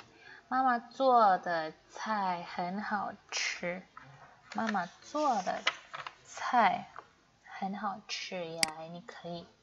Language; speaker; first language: Chinese; non-native, fluent; Indonesian